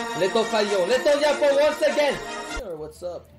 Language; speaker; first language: English; non-native, fluent; French